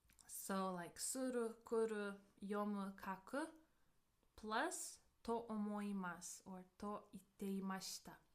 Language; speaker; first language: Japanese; non-native, fluent; English